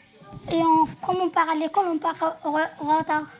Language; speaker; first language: French; non-native, learner; Arabic